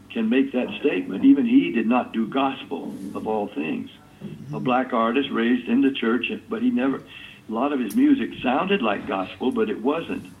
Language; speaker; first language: English; native; English